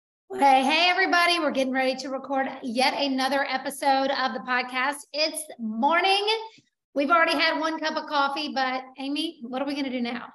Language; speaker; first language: English; native; English